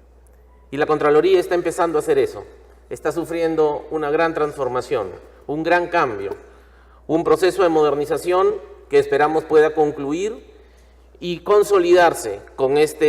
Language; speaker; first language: Spanish; native; Spanish